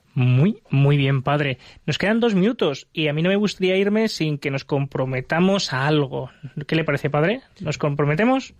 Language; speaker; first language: Spanish; native; Spanish